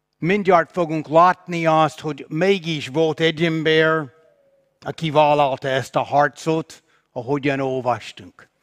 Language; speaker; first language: Hungarian; non-native, fluent; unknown